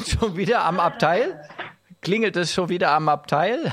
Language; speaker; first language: German; native; German